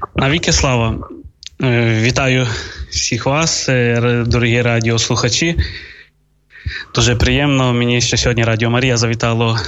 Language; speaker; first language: Ukrainian; native; Ukrainian